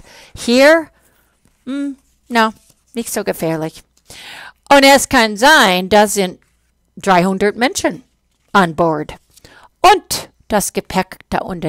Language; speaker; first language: German; non-native, fluent; English